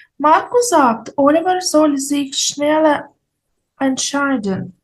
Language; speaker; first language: German; non-native, fluent; Ukrainian